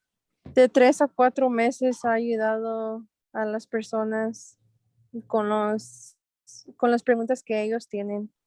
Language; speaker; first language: Spanish; early bilingual, heritage; Spanish